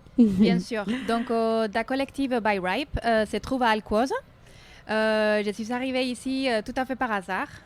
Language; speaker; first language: French; non-native, fluent; Spanish